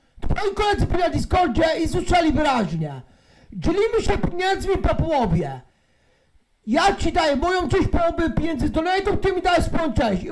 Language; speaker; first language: Polish; native; Polish